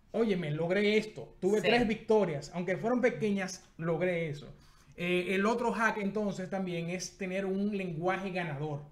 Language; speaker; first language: Spanish; native; Spanish